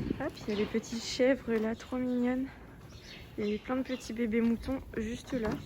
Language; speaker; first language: French; native; French